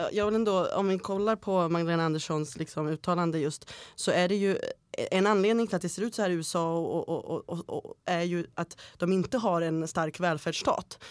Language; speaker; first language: Swedish; early bilingual, other home language; Bosnian